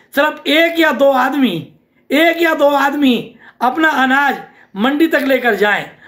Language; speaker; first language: Hindi; native; Hindi